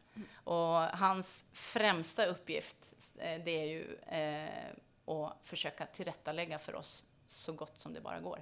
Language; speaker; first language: Swedish; native; Swedish